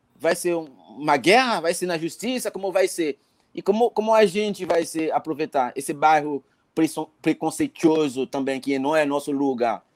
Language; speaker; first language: Portuguese; non-native, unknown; Haitian Creole